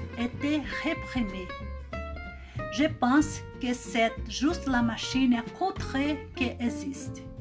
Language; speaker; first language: French; non-native, learner; Portuguese